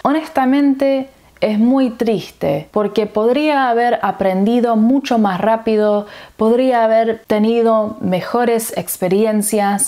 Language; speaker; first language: Spanish; early bilingual, heritage; English